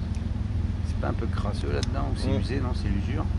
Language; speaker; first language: French; native; French